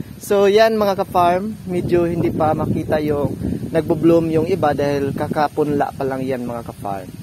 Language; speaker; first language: Filipino; non-native, local second language; Cebuano